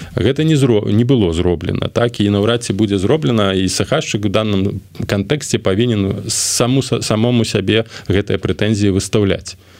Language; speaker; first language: Belarusian; non-native, local second language; Russian